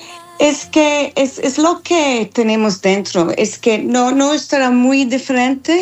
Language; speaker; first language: Spanish; non-native, learner; English